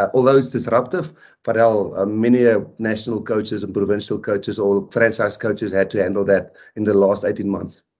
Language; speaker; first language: English; non-native, local second language; Afrikaans